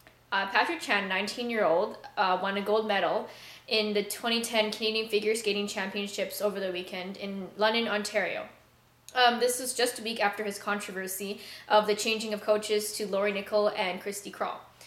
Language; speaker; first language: English; native; English